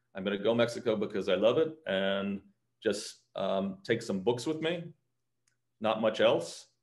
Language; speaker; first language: English; native; English